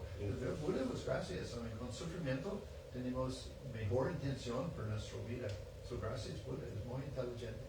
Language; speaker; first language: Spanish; non-native, learner; English